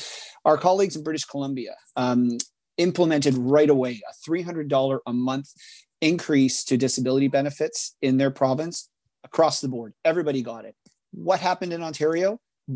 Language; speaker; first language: English; native; English